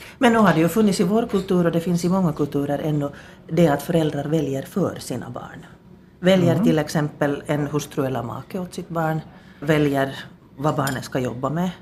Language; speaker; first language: Swedish; native; Swedish